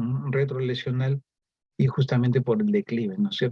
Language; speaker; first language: Spanish; native; Spanish